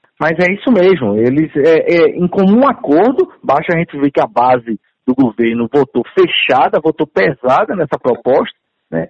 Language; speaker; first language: Portuguese; native; Portuguese